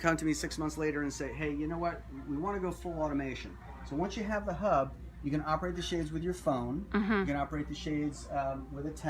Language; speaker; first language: English; native; English